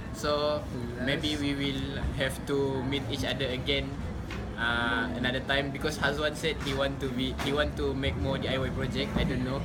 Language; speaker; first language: English; non-native, local second language; Malay